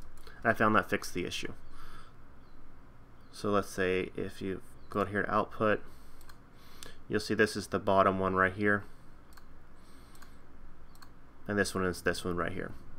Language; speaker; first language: English; native; English